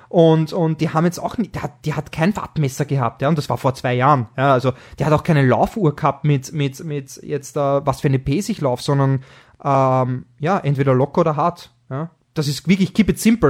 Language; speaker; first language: German; native; German